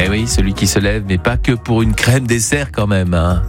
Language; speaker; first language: French; native; French